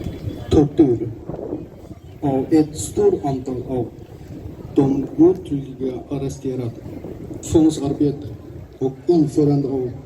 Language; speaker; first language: Swedish; non-native, fluent; Uyghur